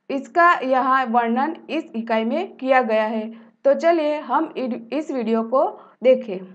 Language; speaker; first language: Hindi; non-native, local second language; Gujarati